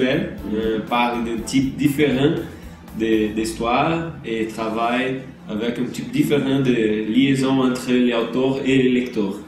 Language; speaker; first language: French; non-native, learner; Portuguese